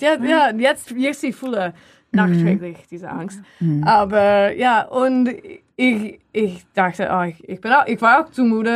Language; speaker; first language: German; non-native, learner; English